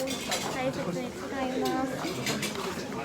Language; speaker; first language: Japanese; non-native, fluent; Korean